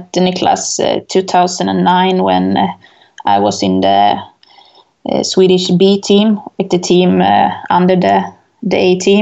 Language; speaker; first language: English; non-native, fluent; Swedish